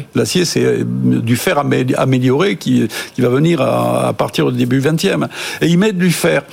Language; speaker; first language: French; native; French